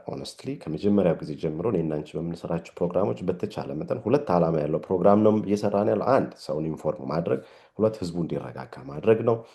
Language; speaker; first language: Amharic; native; Amharic